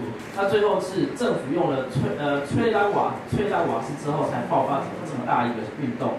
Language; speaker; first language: Chinese; native; Chinese